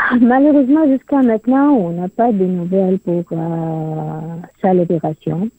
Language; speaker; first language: French; non-native, learner; Arabic